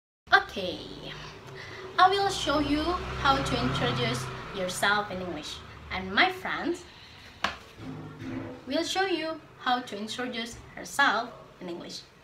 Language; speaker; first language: English; non-native, learner; Indonesian